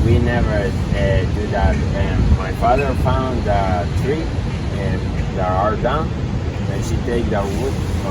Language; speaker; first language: English; non-native, learner; Spanish